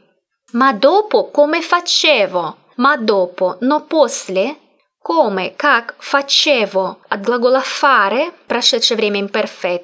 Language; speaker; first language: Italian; non-native, fluent; Russian